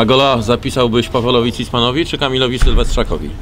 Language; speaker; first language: Polish; native; Polish